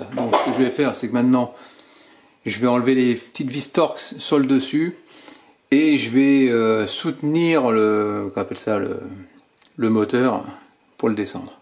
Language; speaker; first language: French; native; French